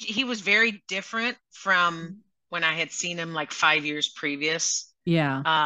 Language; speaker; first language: English; native; English